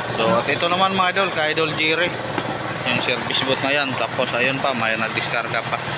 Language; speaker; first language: Filipino; non-native, local second language; Cebuano